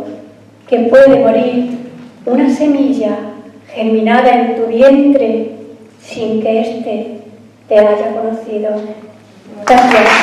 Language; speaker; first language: Spanish; native; Spanish